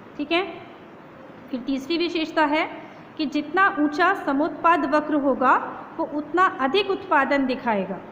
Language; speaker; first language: Hindi; native; Hindi